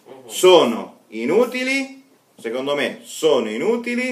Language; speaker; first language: Italian; non-native, fluent; Russian